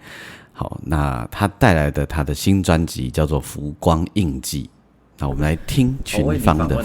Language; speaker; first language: Chinese; native; Chinese